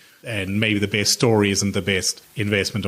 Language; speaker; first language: English; native; English